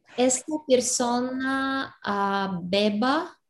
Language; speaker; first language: Spanish; non-native, learner; English